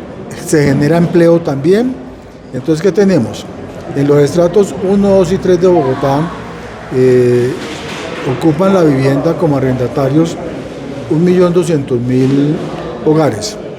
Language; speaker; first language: Spanish; native; Spanish